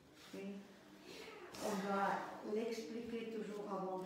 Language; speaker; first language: French; non-native, fluent; German